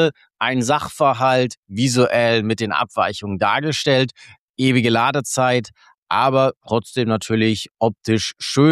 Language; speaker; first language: German; native; German